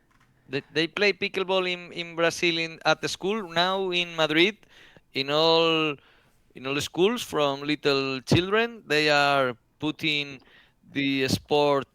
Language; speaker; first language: English; non-native, learner; Spanish